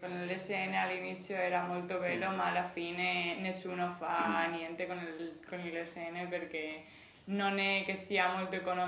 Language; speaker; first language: Italian; non-native, fluent; Spanish